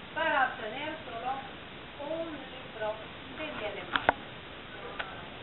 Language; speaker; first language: Spanish; non-native, learner; French